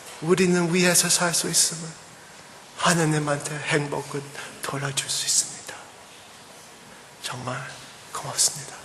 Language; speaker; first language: Korean; early bilingual, heritage; English